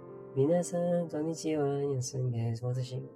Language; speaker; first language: Japanese; non-native, learner; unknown